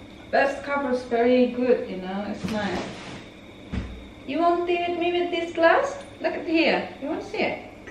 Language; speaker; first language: English; non-native, learner; Indonesian